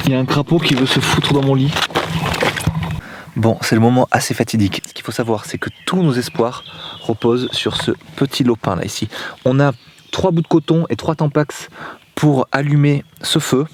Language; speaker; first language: French; native; French